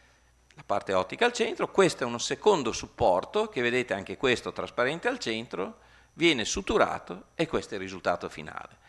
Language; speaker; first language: Italian; native; Italian